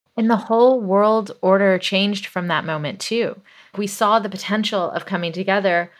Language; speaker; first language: English; native; English